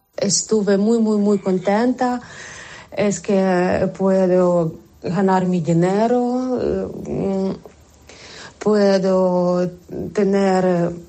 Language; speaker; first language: Spanish; non-native, learner; Ukrainian